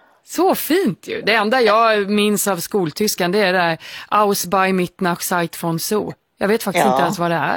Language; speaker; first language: Swedish; native; Swedish